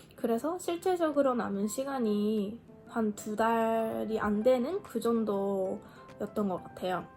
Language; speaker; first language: Korean; non-native, fluent; Japanese